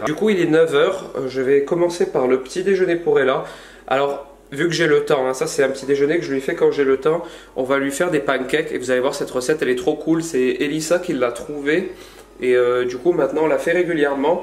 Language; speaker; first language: French; native; French